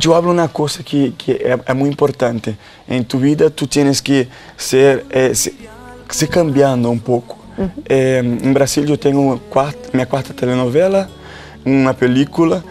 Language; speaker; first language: Spanish; non-native, learner; Portuguese